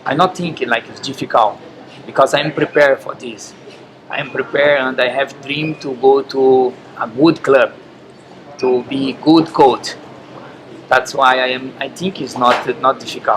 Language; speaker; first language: English; non-native, learner; Portuguese